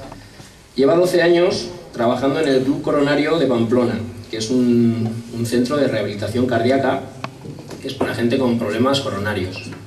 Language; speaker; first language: Spanish; native; Spanish